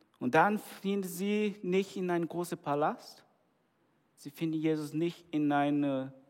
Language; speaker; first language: German; non-native, fluent; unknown